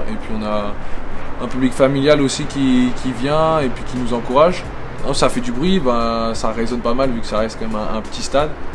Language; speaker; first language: French; native; French